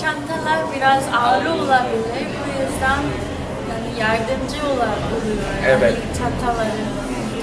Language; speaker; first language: Turkish; non-native, learner; Korean